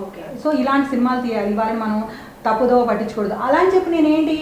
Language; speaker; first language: Telugu; native; Telugu